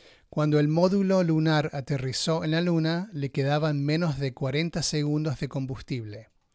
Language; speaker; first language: Spanish; native; Spanish